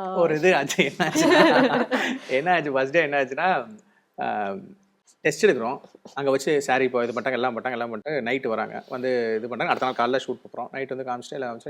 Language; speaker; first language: Tamil; native; Tamil